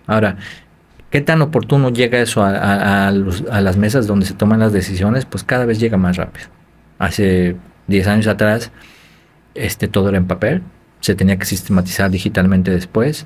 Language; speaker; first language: Spanish; native; Spanish